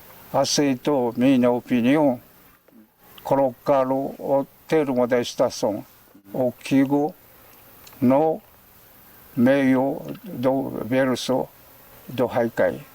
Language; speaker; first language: Portuguese; non-native, fluent; Japanese